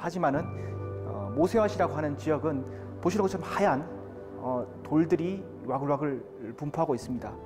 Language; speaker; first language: Korean; native; Korean